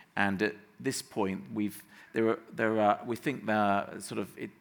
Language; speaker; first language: English; native; English